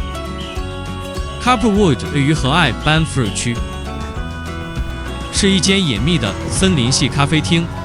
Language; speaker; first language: Chinese; native; Chinese